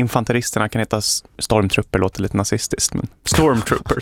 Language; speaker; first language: Swedish; native; Swedish